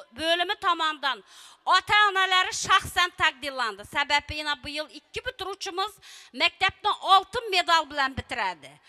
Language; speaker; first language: Uzbek; native; Uzbek